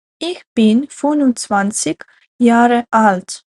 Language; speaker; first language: German; non-native, fluent; Ukrainian